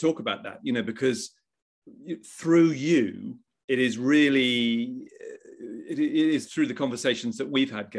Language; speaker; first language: English; native; English